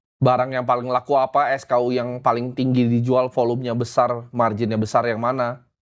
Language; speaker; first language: Indonesian; native; Indonesian